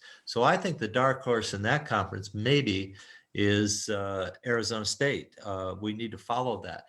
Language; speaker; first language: English; native; English